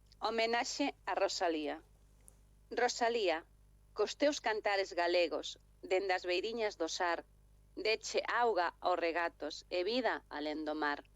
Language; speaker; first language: Galician; native; Galician